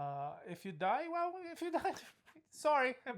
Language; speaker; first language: English; non-native, fluent; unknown